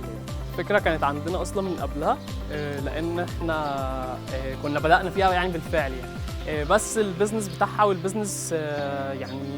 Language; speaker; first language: Arabic; native; Arabic